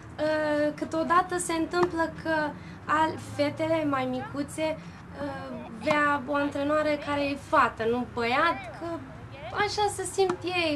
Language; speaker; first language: Romanian; early bilingual, heritage; Romanian